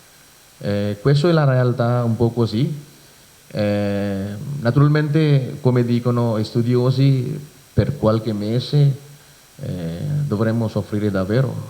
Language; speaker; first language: Italian; non-native, fluent; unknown